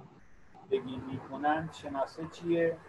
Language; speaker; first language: Persian; non-native, fluent; Urdu